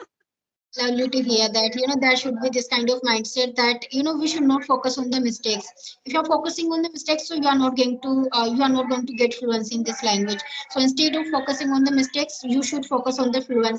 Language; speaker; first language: English; non-native, learner; Hindi